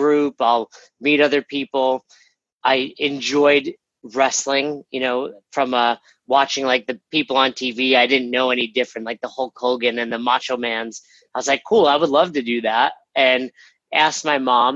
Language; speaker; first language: English; native; English